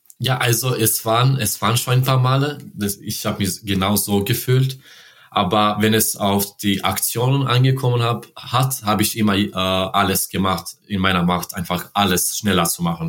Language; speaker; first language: German; non-native, learner; Serbian